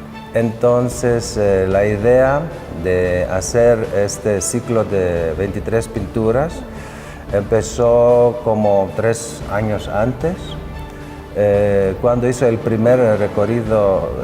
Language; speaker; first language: Spanish; non-native, fluent; Greek